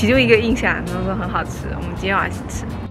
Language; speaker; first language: Chinese; native; Chinese